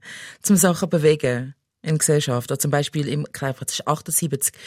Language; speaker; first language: German; non-native, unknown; English